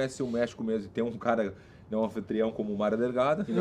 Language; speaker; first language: Portuguese; native; Portuguese